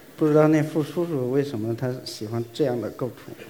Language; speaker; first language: Chinese; native; Chinese